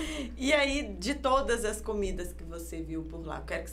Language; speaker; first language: Portuguese; native; Portuguese